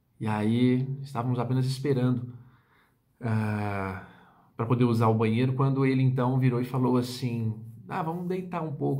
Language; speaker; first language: Portuguese; native; Portuguese